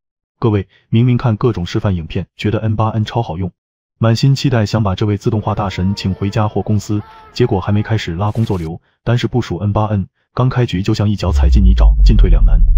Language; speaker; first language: Chinese; native; Chinese